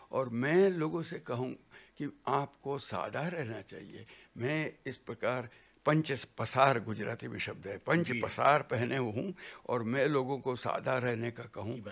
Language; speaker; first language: Hindi; non-native, local second language; Gujarati